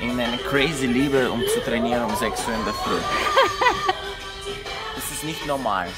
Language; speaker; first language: German; non-native, fluent; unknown